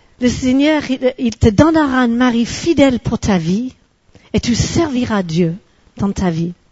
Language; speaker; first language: French; non-native, fluent; English